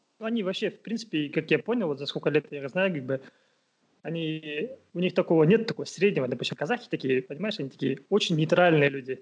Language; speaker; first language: Russian; non-native, local second language; Kazakh